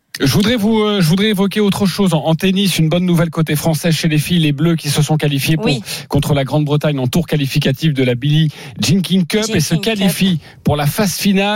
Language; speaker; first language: French; native; French